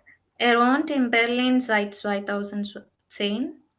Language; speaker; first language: German; non-native, learner; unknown